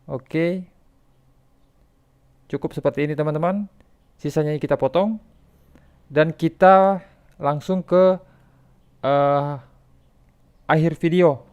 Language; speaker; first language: Indonesian; native; Indonesian